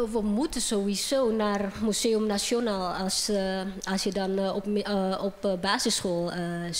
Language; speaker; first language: Dutch; non-native, fluent; Indonesian